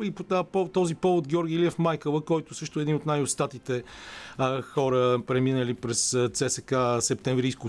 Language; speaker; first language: Bulgarian; native; Bulgarian